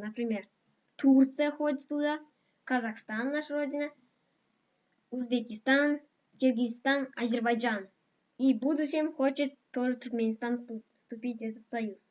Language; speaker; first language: Russian; non-native, local second language; Kazakh